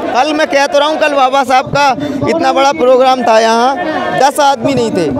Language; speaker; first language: Hindi; native; Hindi